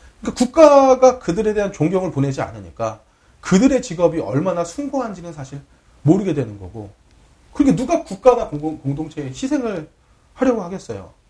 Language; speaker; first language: Korean; native; Korean